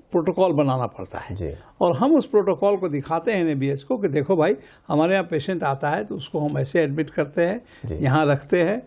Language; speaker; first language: Hindi; native; Hindi